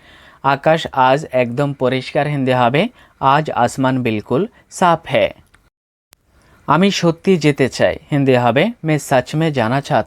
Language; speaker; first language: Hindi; non-native, fluent; Bangla